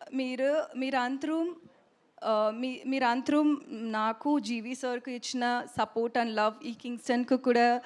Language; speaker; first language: Telugu; non-native, local second language; Tamil